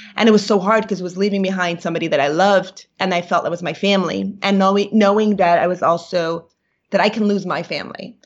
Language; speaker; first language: English; native; English